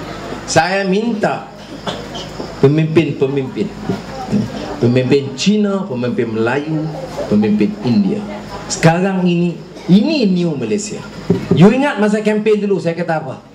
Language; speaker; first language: Malay; native; Malay